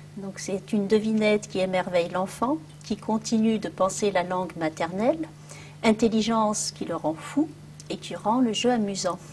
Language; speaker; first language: French; early bilingual, other home language; Arabic